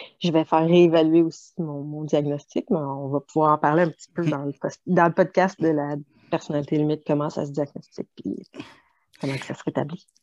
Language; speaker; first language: French; native; French